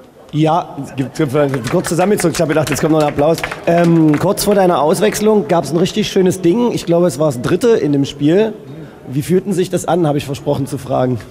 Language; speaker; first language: German; native; German